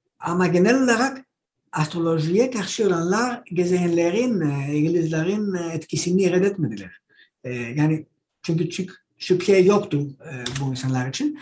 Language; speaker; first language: Turkish; non-native, fluent; Greek